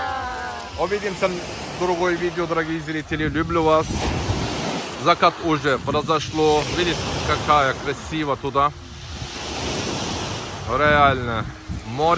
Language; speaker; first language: Russian; non-native, learner; Turkish